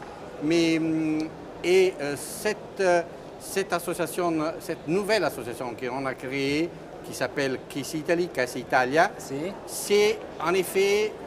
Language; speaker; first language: French; non-native, fluent; Italian